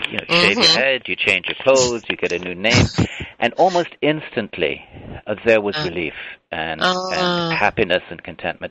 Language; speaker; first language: English; native; English